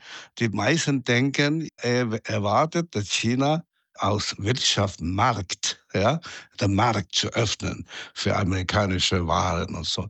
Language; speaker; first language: German; non-native, fluent; Chinese